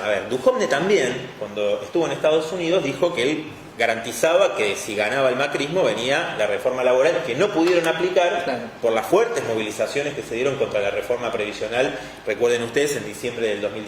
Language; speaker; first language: Spanish; native; Spanish